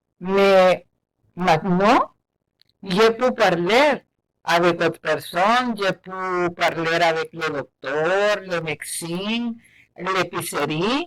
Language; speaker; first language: French; non-native, learner; Spanish